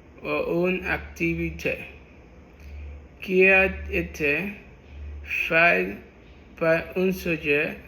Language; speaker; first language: French; non-native, learner; Spanish